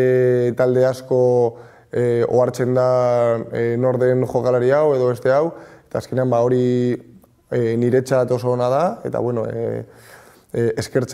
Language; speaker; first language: Basque; non-native, local second language; Spanish